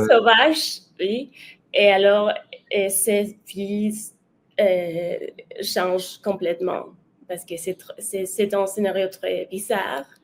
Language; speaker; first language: French; non-native, learner; Spanish